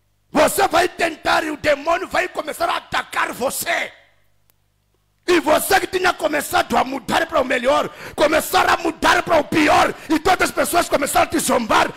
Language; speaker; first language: Portuguese; non-native, local second language; Tsonga